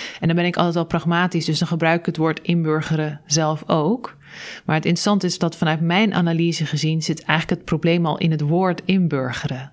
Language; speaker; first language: Dutch; native; Dutch